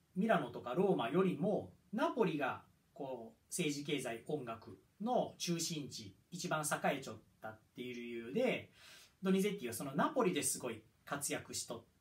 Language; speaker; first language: Japanese; native; Japanese